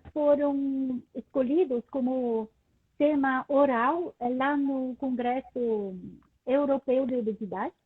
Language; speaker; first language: Portuguese; non-native, fluent; French